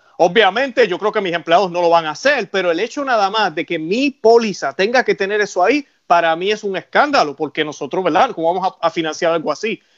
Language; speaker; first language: Spanish; native; Spanish